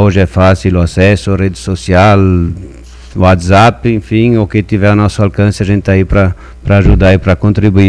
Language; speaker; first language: Portuguese; native; Portuguese